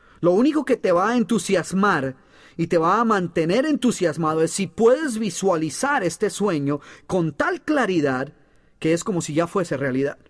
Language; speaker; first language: Spanish; native; Spanish